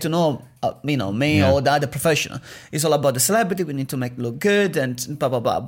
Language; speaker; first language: English; non-native, fluent; Italian